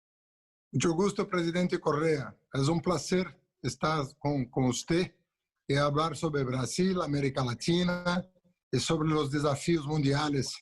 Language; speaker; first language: Spanish; non-native, local second language; Portuguese